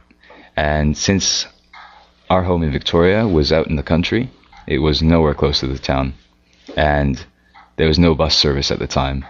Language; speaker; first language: English; native; English